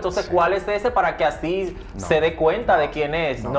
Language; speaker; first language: Spanish; native; Spanish